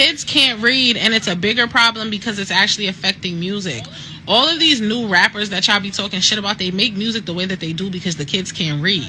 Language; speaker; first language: English; native; English